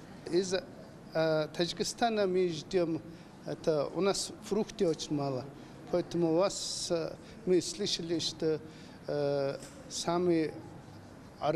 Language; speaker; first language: Russian; non-native, learner; Mongolian